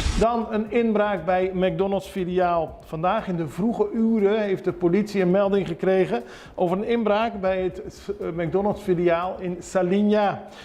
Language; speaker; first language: Dutch; non-native, local second language; Papiamento